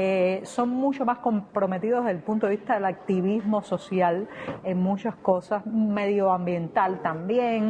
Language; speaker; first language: Spanish; native; Spanish